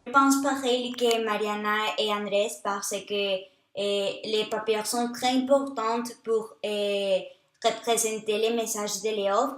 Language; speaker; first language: French; non-native, learner; Spanish